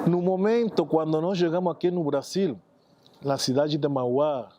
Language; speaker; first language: Portuguese; non-native, fluent; Spanish